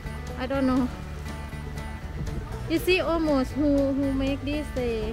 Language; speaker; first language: English; non-native, learner; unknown